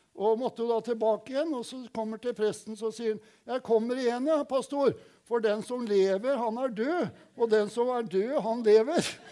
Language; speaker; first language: Norwegian; native; Norwegian